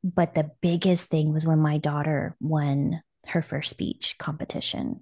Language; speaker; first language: English; native; English